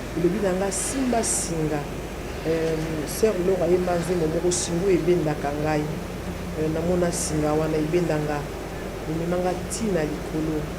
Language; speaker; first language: Lingala; native; Lingala